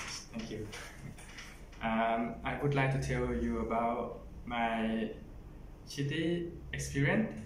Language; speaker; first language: English; non-native, learner; Thai